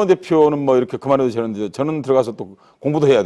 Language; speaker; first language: Korean; native; Korean